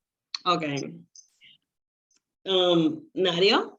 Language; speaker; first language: Spanish; non-native, fluent; English